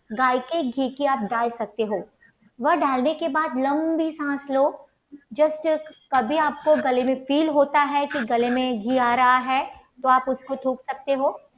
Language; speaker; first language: Hindi; non-native, local second language; Gujarati